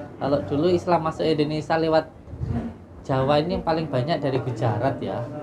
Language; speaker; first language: Indonesian; non-native, local second language; Javanese